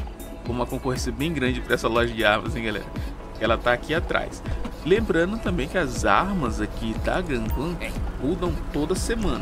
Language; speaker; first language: Portuguese; native; Portuguese